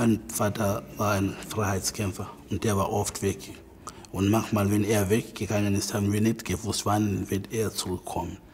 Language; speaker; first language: German; non-native, fluent; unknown